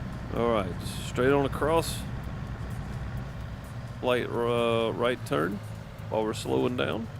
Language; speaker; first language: English; native; English